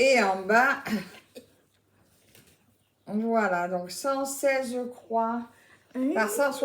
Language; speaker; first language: French; native; French